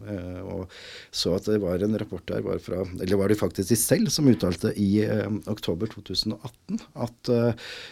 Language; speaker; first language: Norwegian; native; Norwegian